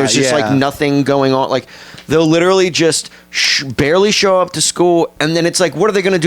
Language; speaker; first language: English; native; English